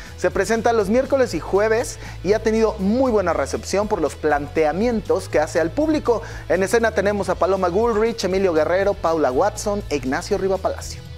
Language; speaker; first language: Spanish; native; Spanish